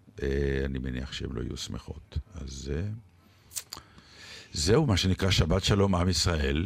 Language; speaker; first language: Hebrew; native; Hebrew